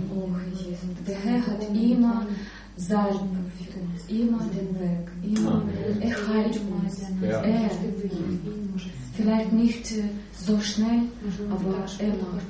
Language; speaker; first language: German; non-native, learner; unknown